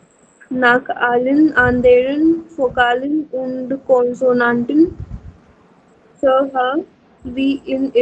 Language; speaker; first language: German; non-native, learner; Hindi